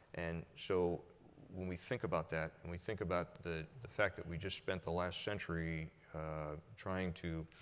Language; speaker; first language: English; native; English